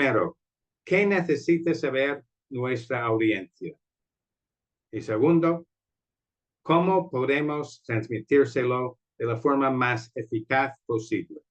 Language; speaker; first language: Spanish; non-native, fluent; English